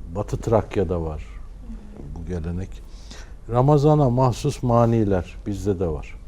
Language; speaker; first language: Turkish; native; Turkish